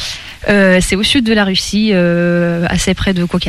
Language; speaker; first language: French; non-native, fluent; Russian